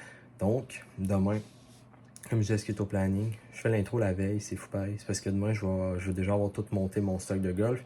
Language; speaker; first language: French; native; French